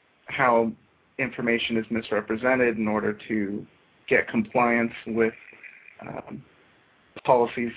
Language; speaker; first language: English; native; English